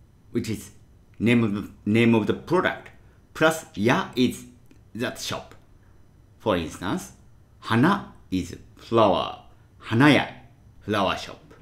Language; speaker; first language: English; non-native, fluent; Japanese